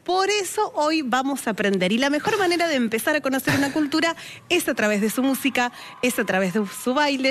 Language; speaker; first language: Spanish; native; Spanish